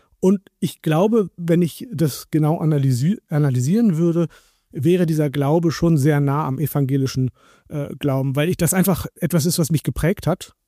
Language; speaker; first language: German; native; German